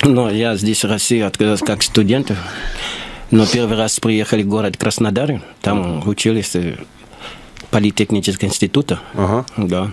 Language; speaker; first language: Russian; non-native, learner; Lingala